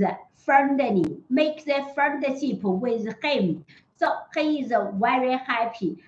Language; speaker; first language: English; non-native, learner; Chinese